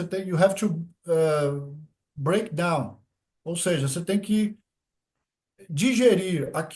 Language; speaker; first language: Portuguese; native; Portuguese